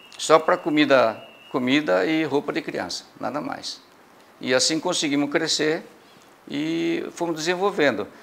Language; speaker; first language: Portuguese; early bilingual, other home language; Japanese